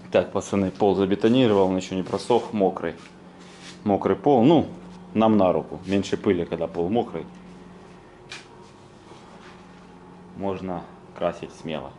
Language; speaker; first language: Russian; native; Russian